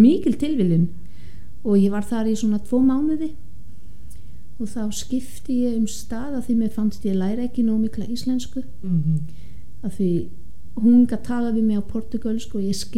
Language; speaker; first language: Icelandic; non-native, fluent; German